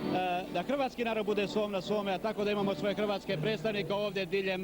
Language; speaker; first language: Croatian; native; Croatian